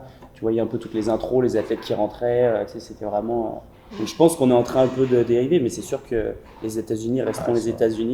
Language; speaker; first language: French; native; French